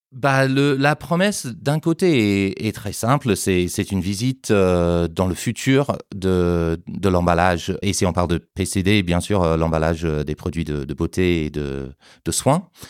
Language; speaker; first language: French; non-native, fluent; English